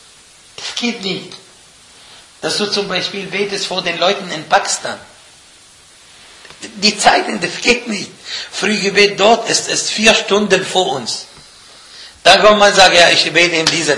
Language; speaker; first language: German; non-native, fluent; Arabic